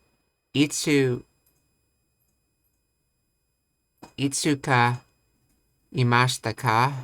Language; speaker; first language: Japanese; non-native, learner; English